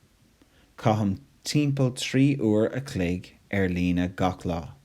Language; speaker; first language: Irish; non-native, local second language; English